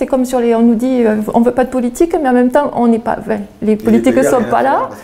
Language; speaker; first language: French; native; French